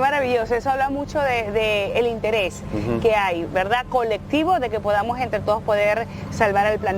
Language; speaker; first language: Spanish; native; Spanish